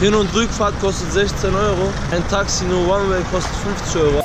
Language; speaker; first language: German; early bilingual, other home language; Turkish